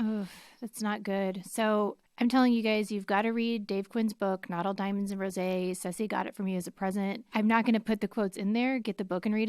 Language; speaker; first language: English; native; English